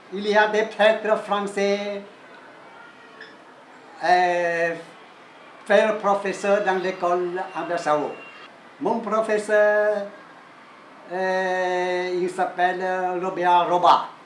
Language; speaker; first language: French; non-native, learner; Chinese